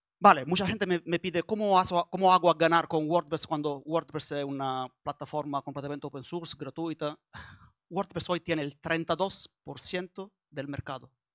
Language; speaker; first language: Spanish; non-native, learner; Italian